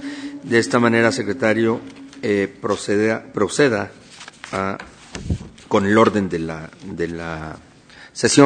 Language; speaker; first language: Spanish; native; Spanish